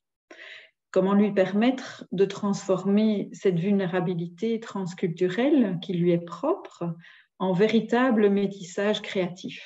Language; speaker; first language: French; native; French